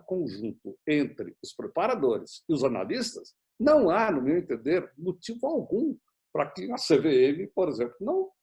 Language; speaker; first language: Portuguese; native; Portuguese